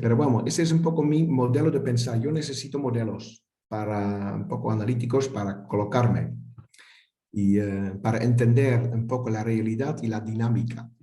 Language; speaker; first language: Spanish; non-native, fluent; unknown